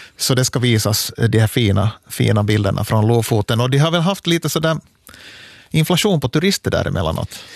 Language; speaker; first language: Swedish; native; Swedish